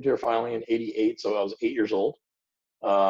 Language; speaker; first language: English; early bilingual, other home language; Hindi